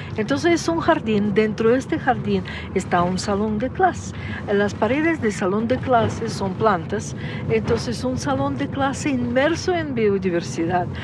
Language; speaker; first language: Spanish; non-native, fluent; Russian